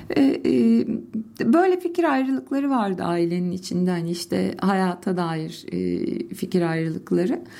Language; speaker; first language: Turkish; native; Turkish